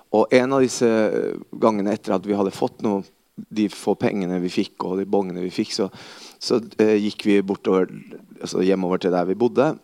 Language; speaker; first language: Norwegian; early bilingual, other home language; Spanish